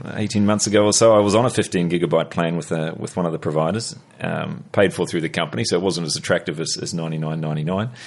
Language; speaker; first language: English; native; English